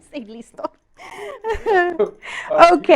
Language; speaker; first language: Spanish; early bilingual, heritage; English